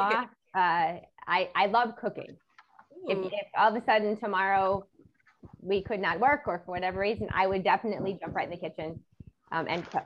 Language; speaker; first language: English; native; English